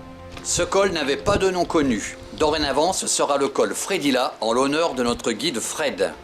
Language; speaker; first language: French; native; French